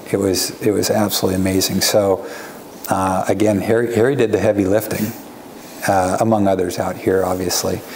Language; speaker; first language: English; native; English